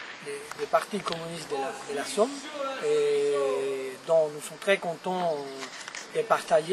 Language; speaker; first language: French; non-native, fluent; Spanish